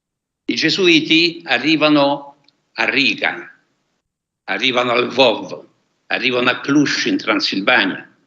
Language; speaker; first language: Italian; native; Italian